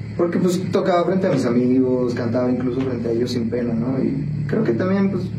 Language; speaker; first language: Spanish; native; Spanish